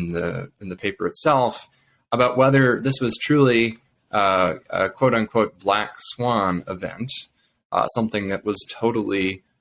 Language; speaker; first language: English; native; English